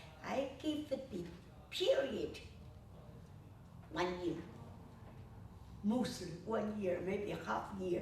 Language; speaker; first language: English; non-native, learner; Chinese